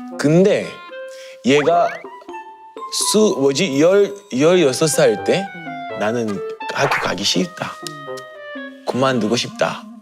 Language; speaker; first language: Korean; non-native, learner; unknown